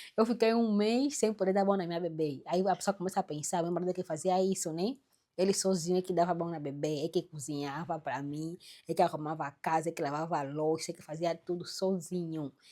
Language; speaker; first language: Portuguese; native; Portuguese